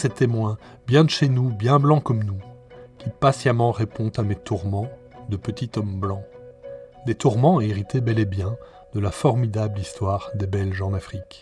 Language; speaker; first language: French; native; French